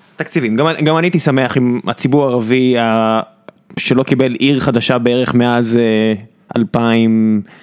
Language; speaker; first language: Hebrew; native; Hebrew